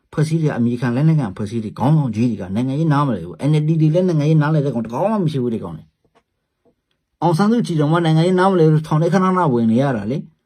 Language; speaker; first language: Burmese; non-native, local second language; Hakha Chin